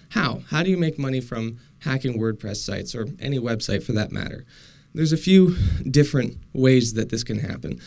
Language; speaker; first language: English; native; English